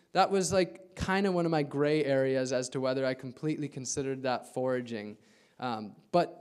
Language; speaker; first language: English; native; English